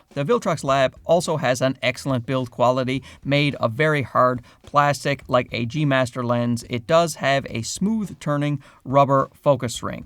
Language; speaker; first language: English; native; English